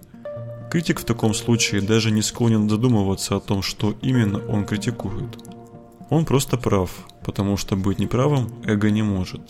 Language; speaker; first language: Russian; native; Russian